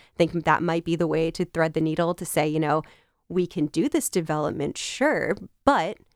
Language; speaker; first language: English; native; English